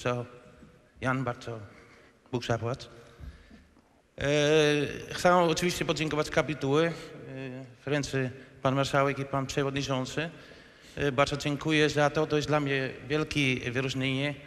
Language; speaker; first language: Polish; non-native, fluent; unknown